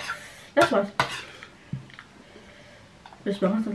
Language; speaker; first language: German; non-native, learner; Indonesian